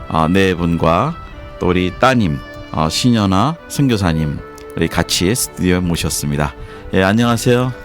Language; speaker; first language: Korean; native; Korean